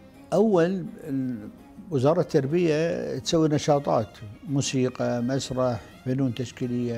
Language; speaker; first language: Arabic; native; Arabic